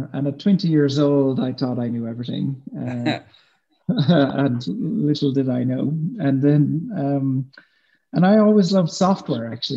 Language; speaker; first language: English; native; English